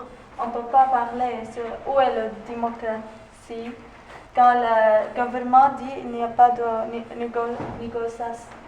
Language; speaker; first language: French; non-native, learner; Arabic